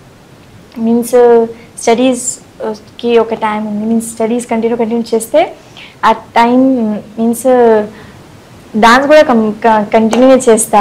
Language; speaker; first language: Telugu; non-native, local second language; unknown